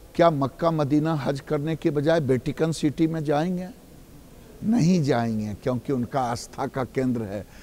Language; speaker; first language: Hindi; native; Hindi